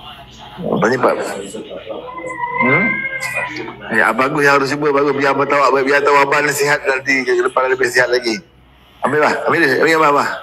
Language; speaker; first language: Malay; native; Malay